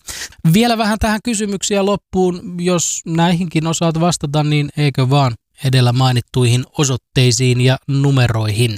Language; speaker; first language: Finnish; native; Finnish